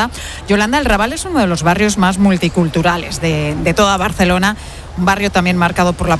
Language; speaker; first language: Spanish; native; Spanish